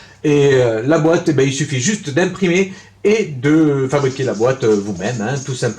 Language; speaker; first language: French; native; French